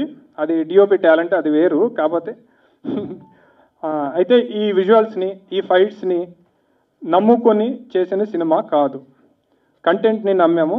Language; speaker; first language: Telugu; native; Telugu